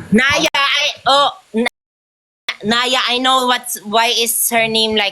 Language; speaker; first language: English; non-native, fluent; Filipino